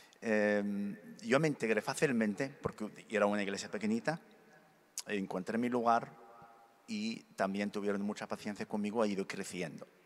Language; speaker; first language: Spanish; early bilingual, other home language; Berber languages